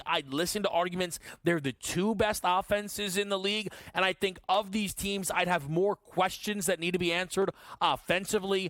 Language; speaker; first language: English; native; English